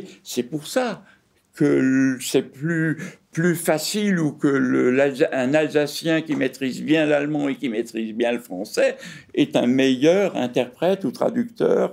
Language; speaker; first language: French; native; French